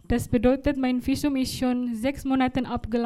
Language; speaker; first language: German; non-native, learner; Indonesian